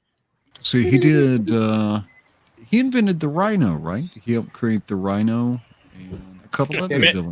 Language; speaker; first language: English; native; English